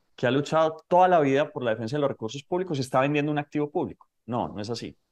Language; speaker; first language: Spanish; native; Spanish